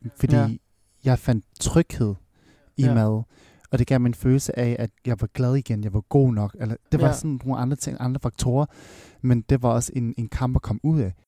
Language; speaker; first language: Danish; early bilingual, other home language; Vietnamese